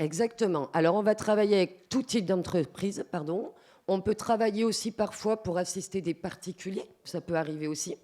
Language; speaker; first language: French; native; French